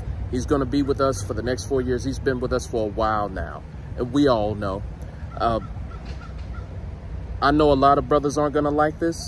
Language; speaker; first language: English; native; English